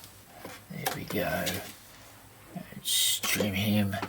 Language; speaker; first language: English; native; English